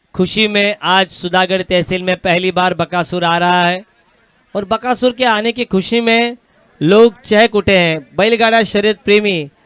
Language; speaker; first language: Hindi; non-native, local second language; Marathi